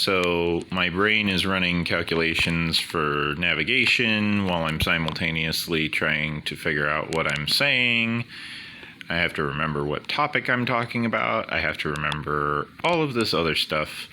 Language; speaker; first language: English; native; English